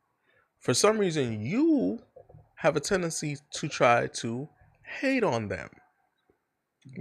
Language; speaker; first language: English; native; English